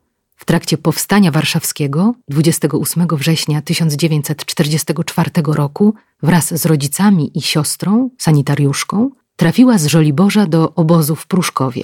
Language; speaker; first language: Polish; native; Polish